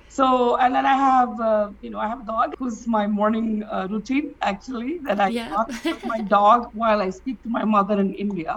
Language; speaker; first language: English; non-native, local second language; Tamil